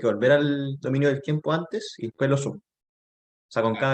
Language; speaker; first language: Spanish; native; Spanish